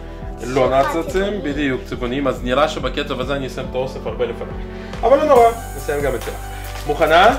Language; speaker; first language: Hebrew; native; Hebrew